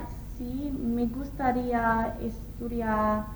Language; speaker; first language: Spanish; non-native, learner; English